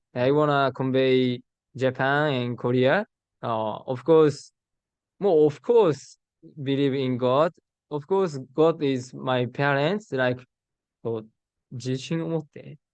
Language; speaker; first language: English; non-native, learner; Japanese